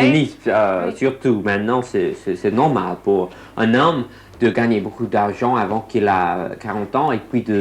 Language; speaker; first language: French; non-native, learner; English